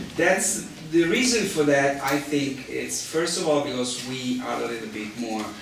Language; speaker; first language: English; non-native, fluent; Italian